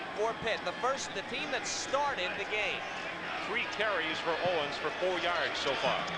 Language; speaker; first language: English; native; English